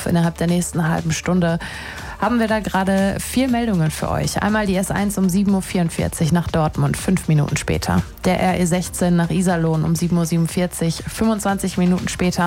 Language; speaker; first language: German; native; German